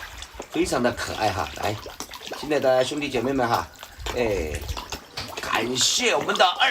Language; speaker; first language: Chinese; native; Chinese